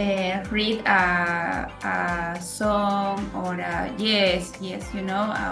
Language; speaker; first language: English; non-native, learner; Spanish